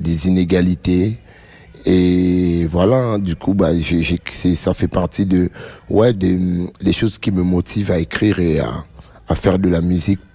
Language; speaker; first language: French; non-native, local second language; Lingala